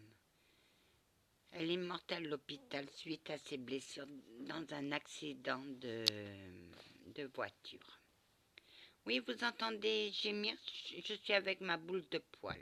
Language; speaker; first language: French; early bilingual, other home language; Portuguese